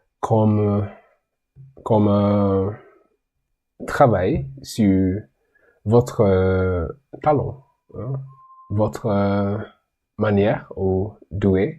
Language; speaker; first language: French; non-native, learner; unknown